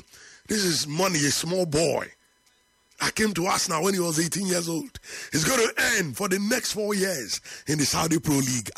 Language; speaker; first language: English; non-native, local second language; Igbo